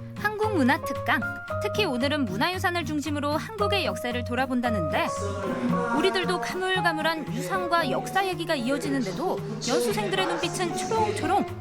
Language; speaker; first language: Korean; native; Korean